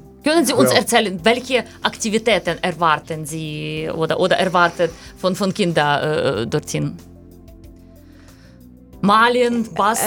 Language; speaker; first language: German; non-native, learner; Ukrainian